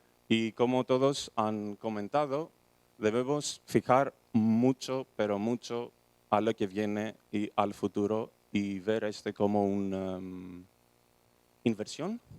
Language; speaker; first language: Spanish; non-native, fluent; Greek